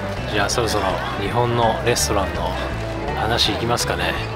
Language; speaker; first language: Japanese; native; Japanese